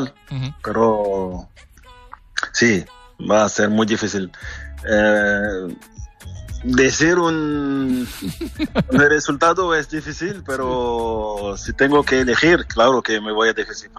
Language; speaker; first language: Spanish; non-native, fluent; French